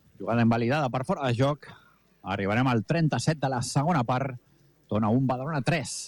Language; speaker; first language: Catalan; native; Catalan